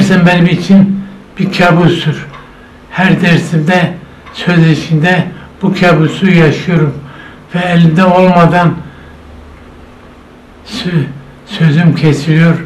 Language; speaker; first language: Turkish; non-native, local second language; Zaza